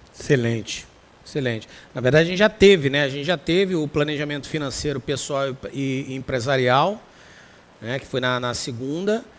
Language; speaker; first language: Portuguese; native; Portuguese